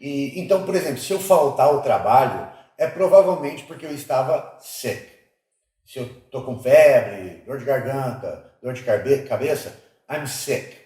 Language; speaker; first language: Portuguese; non-native, fluent; English